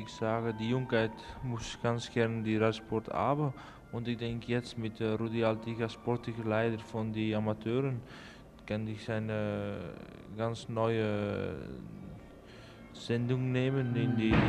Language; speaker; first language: German; non-native, learner; Dutch